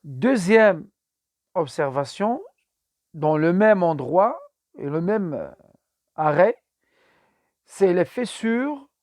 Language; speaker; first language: French; non-native, local second language; Arabic